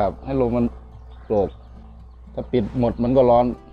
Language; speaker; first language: Thai; native; Thai